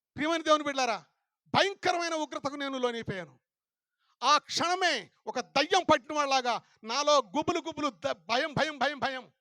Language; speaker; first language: Telugu; non-native, local second language; Lambadi